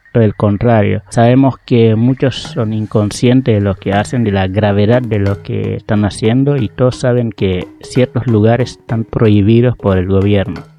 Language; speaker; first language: Spanish; non-native, fluent; Wolof